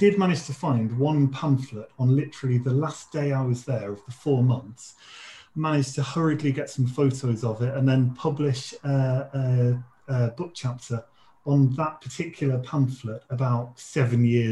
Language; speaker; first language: English; native; English